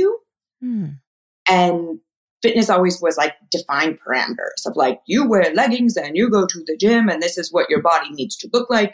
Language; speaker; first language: English; native; English